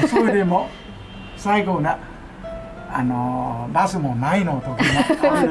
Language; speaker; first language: Japanese; non-native, learner; Chinese